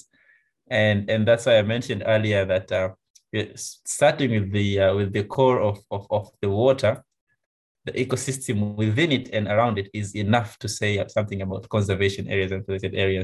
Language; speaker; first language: English; non-native, local second language; Swahili